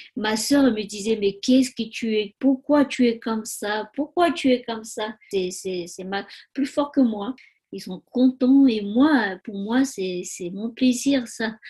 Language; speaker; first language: French; non-native, learner; Tibetan